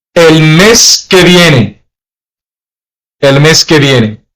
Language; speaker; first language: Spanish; non-native, learner; English